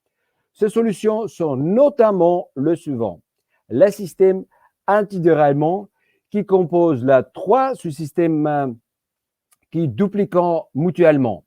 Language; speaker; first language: French; non-native, fluent; Georgian